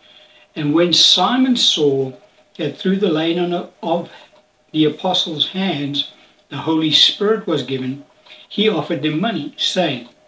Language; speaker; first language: English; native; English